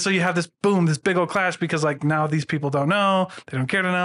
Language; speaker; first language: English; native; English